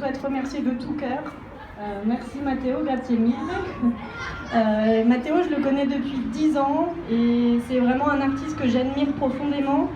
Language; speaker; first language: French; native; French